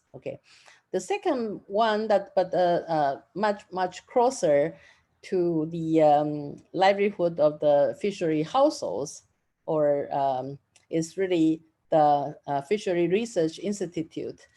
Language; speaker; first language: English; non-native, fluent; Chinese